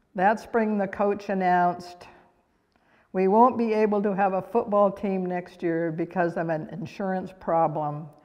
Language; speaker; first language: English; native; English